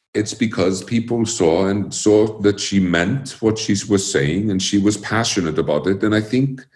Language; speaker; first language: English; early bilingual, other home language; Icelandic